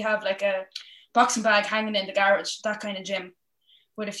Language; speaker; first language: English; native; English